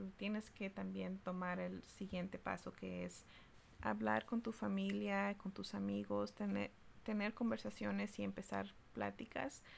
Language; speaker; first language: Spanish; early bilingual, heritage; Spanish